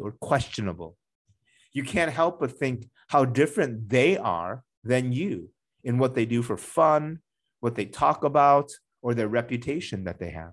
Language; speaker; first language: English; native; English